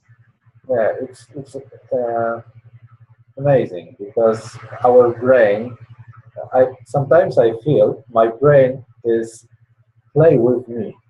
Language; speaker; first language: English; non-native, learner; Polish